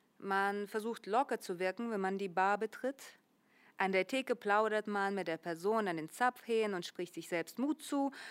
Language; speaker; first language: German; early bilingual, other home language; Russian